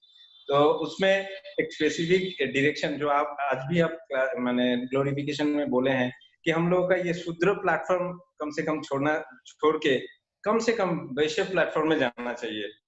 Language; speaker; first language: Hindi; native; Hindi